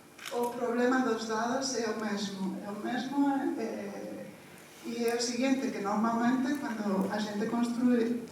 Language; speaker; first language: Portuguese; non-native, fluent; Spanish